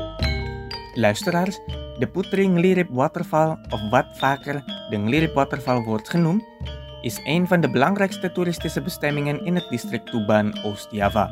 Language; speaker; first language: Dutch; non-native, fluent; Indonesian